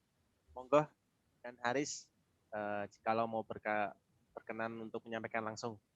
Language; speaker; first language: Indonesian; native; Indonesian